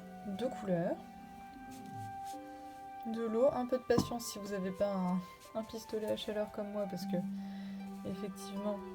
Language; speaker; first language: French; native; French